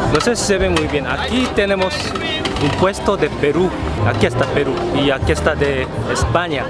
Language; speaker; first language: Spanish; non-native, fluent; Korean